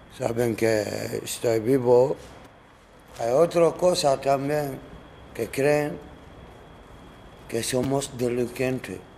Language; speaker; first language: Spanish; non-native, learner; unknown